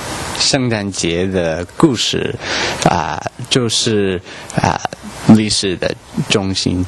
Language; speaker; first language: Chinese; non-native, learner; English